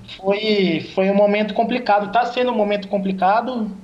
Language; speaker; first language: Portuguese; native; Portuguese